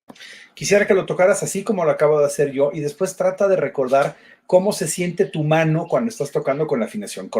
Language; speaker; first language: Spanish; native; Spanish